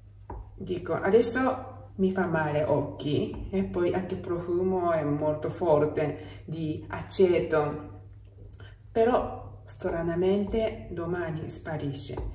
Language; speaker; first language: Italian; non-native, learner; Japanese